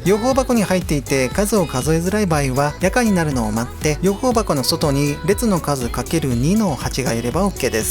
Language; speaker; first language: Japanese; native; Japanese